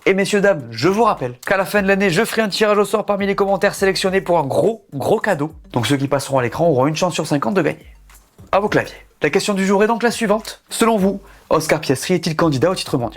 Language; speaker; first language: French; native; French